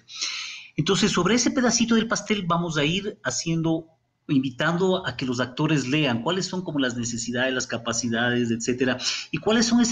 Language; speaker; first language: Spanish; native; Spanish